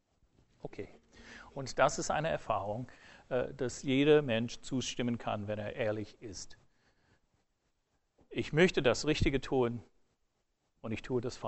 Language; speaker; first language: German; non-native, fluent; English